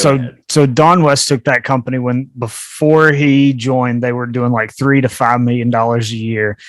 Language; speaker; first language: English; native; English